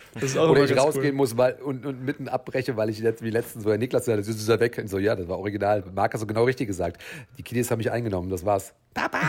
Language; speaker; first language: German; native; German